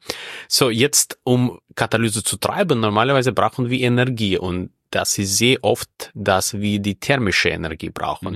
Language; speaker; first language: German; non-native, fluent; Russian